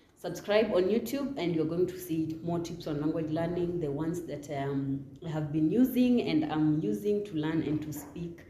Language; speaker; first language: English; non-native, local second language; Swahili